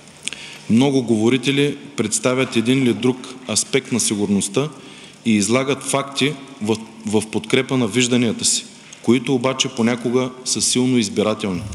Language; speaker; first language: Bulgarian; native; Bulgarian